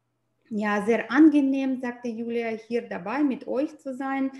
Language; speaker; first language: German; non-native, fluent; Russian